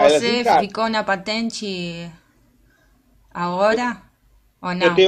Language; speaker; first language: Portuguese; non-native, learner; Spanish